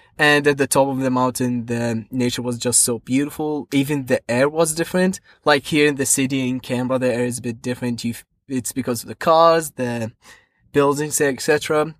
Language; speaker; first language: English; non-native, fluent; Arabic